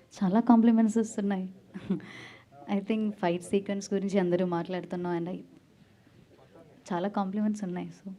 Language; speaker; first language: Telugu; non-native, local second language; Malayalam